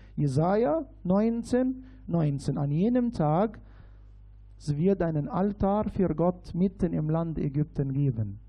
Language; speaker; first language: German; non-native, fluent; Arabic